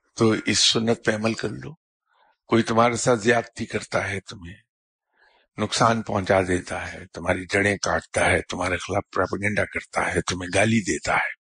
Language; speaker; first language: Urdu; native; Urdu